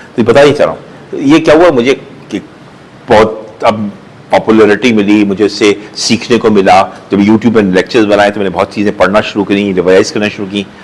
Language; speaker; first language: Urdu; native; Urdu